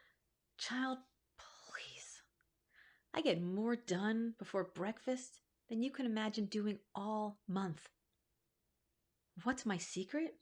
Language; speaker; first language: English; native; English